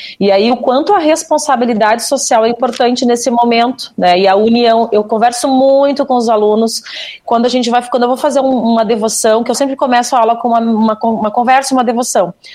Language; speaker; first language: Portuguese; native; Portuguese